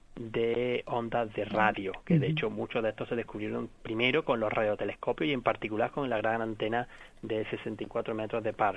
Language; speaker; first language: Spanish; native; Spanish